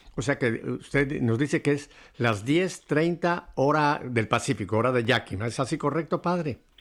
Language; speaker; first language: Spanish; native; Spanish